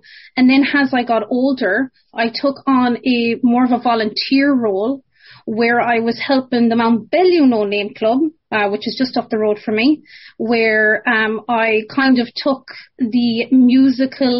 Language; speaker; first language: English; native; English